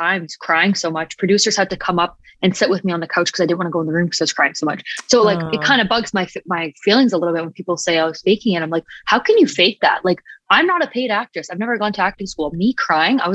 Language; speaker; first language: English; native; English